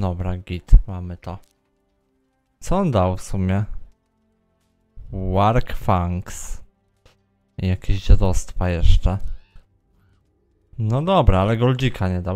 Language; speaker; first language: Polish; native; Polish